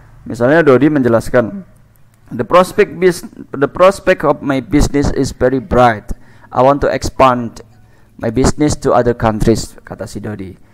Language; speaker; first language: English; non-native, fluent; Indonesian